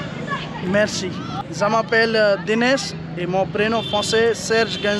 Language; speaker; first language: French; non-native, learner; Hindi